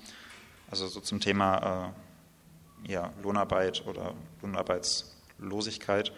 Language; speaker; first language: German; native; German